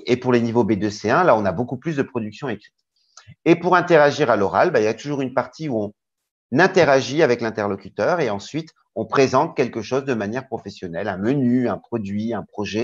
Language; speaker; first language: French; native; French